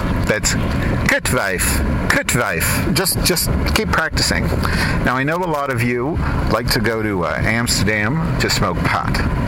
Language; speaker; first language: English; native; English